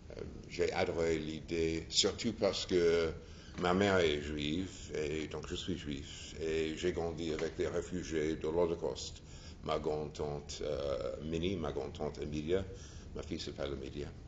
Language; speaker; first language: French; non-native, fluent; English